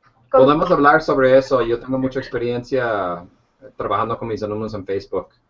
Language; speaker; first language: Spanish; non-native, fluent; English